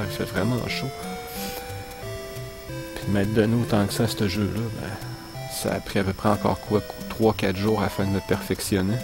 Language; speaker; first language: French; native; French